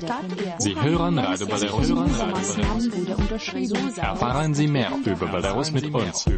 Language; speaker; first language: German; non-native, fluent; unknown